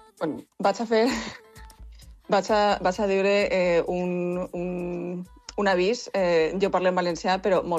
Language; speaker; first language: Catalan; non-native, local second language; Spanish